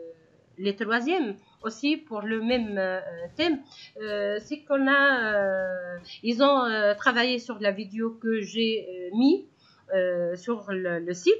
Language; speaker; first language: French; non-native, local second language; Arabic